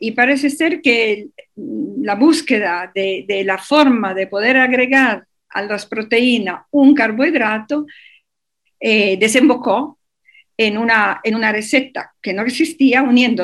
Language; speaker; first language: Spanish; non-native, fluent; Italian